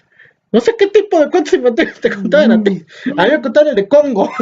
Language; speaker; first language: Spanish; native; Spanish